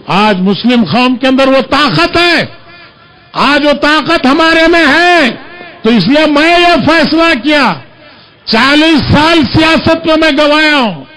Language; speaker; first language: Urdu; native; Urdu